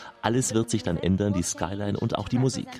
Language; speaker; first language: German; native; German